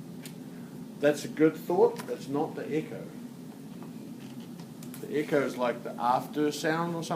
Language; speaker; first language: English; native; English